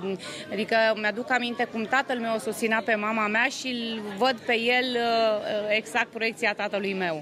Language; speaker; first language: Romanian; native; Romanian